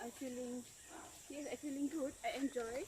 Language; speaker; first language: English; non-native, local second language; Malay